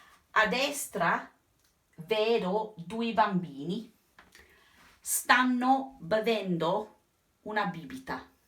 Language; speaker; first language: Italian; non-native, fluent; English